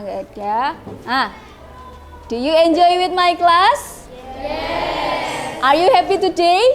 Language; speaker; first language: English; non-native, learner; Indonesian